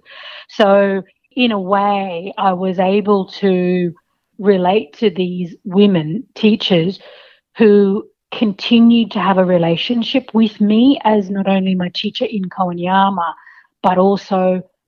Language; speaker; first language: English; native; English